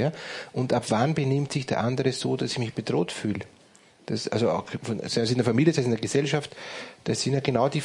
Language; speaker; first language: German; native; German